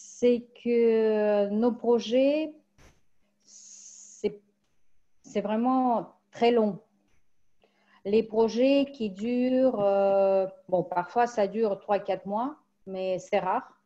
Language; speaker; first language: French; non-native, fluent; Russian